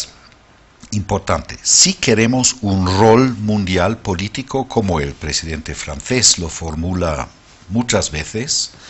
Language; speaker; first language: Spanish; non-native, fluent; German